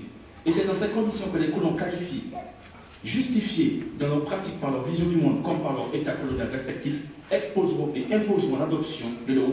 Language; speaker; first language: French; native; French